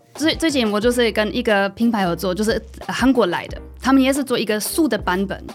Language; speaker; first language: Chinese; non-native, fluent; German